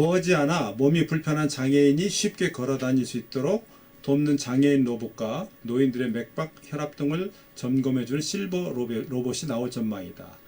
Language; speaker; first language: Korean; native; Korean